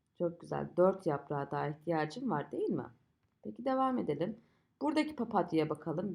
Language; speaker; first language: Turkish; native; Turkish